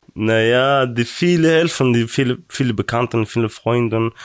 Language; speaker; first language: German; non-native, fluent; Persian